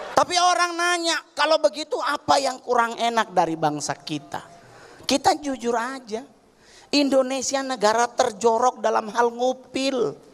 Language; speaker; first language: Indonesian; native; Indonesian